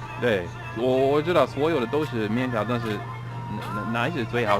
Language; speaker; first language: Chinese; non-native, fluent; English